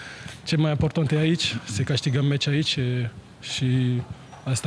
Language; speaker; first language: Romanian; non-native, learner; French